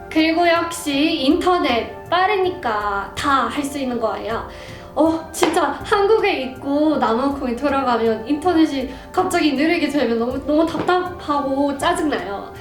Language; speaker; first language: Korean; non-native, fluent; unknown